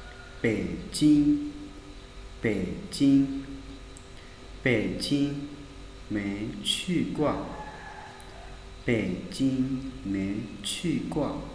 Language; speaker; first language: Chinese; non-native, fluent; Hmong